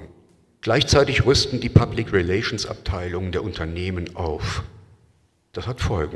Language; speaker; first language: German; native; German